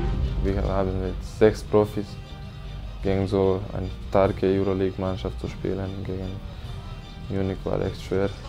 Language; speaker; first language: German; non-native, learner; Serbian